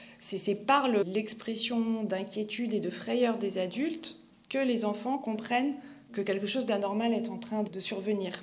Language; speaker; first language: French; native; French